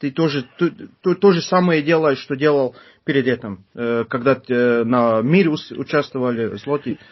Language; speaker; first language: Russian; non-native, fluent; Turkish